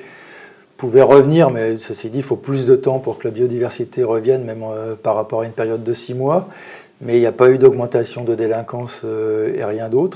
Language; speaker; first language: French; native; French